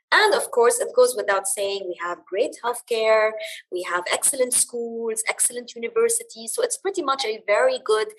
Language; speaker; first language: English; early bilingual, other home language; Arabic